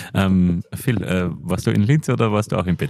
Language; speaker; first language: German; native; German